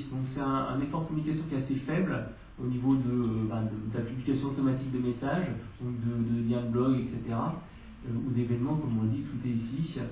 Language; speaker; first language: French; native; French